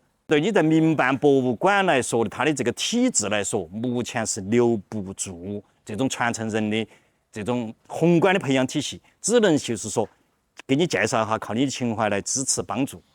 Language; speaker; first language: Chinese; native; Chinese